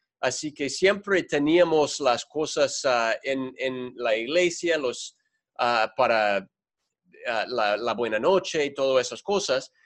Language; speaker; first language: Spanish; non-native, fluent; English